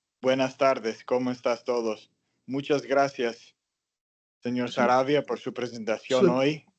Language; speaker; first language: Spanish; non-native, learner; Greek